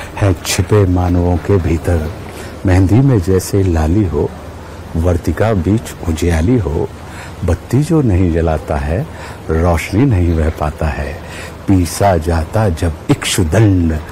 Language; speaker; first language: Hindi; native; Hindi